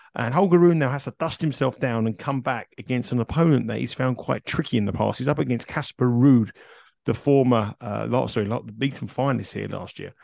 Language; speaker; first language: English; native; English